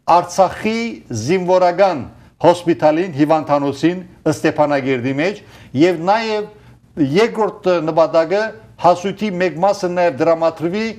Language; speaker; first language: Armenian; early bilingual, heritage; Armenian